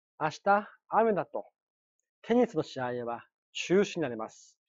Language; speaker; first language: Japanese; non-native, fluent; Chinese